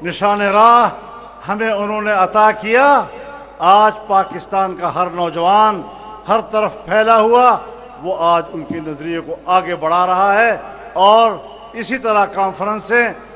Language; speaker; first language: Urdu; non-native, local second language; Pashto